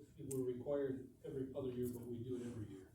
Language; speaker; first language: English; native; English